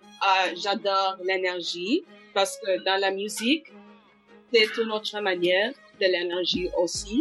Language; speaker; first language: French; non-native, local second language; English